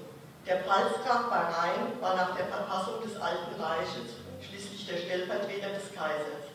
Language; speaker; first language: German; native; German